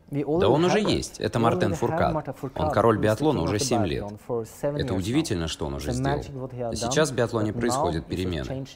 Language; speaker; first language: Russian; non-native, fluent; Norwegian